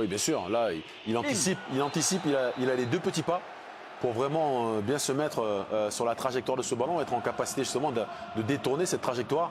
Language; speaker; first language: French; native; French